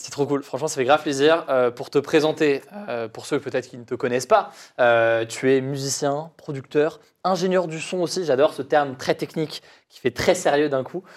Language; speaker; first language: French; native; French